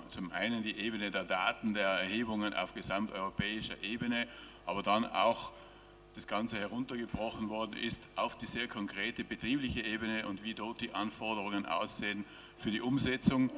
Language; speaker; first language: German; native; German